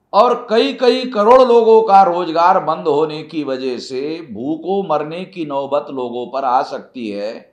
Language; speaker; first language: Hindi; non-native, local second language; Marathi